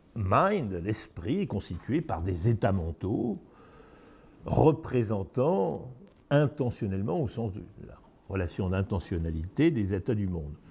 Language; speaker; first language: French; native; French